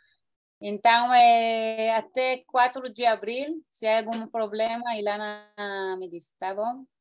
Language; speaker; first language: Portuguese; non-native, learner; Spanish